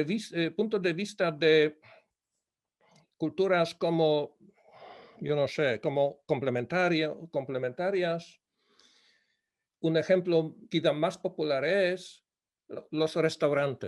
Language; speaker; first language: Spanish; non-native, fluent; Polish